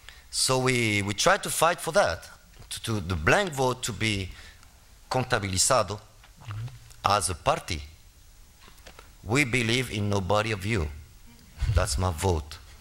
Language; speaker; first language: English; non-native, fluent; Spanish